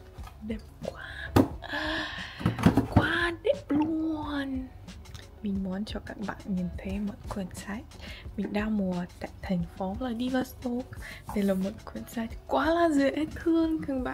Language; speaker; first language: Vietnamese; non-native, learner; Russian